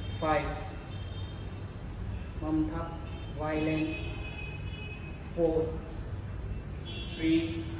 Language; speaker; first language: Vietnamese; non-native, learner; Hindi